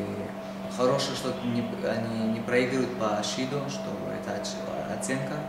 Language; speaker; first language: Russian; early bilingual, heritage; Hebrew